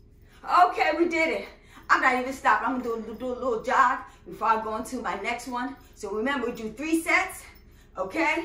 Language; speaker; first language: English; native; English